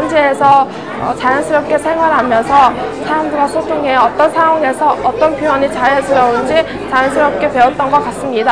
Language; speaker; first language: Korean; non-native, fluent; Mongolian